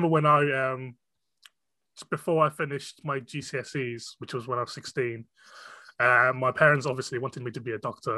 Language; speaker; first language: English; non-native, local second language; Cantonese